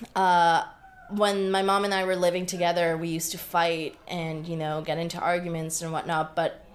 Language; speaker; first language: English; non-native, local second language; Bangla